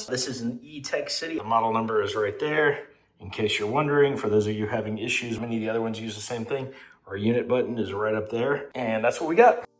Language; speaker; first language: English; native; English